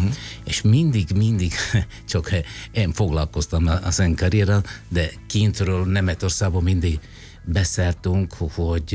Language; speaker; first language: Hungarian; non-native, fluent; Italian